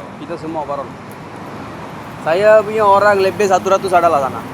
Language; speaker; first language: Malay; non-native, learner; Bangla